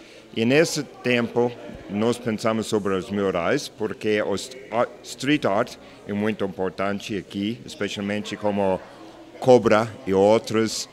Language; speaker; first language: Portuguese; non-native, learner; English